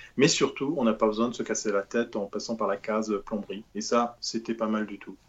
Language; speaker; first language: French; native; French